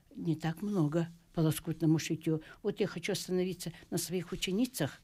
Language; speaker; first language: Russian; native; Russian